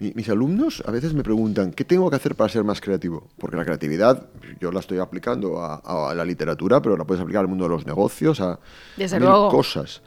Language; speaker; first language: Spanish; native; Spanish